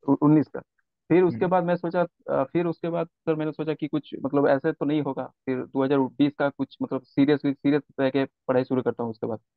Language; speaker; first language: Hindi; non-native, local second language; Bangla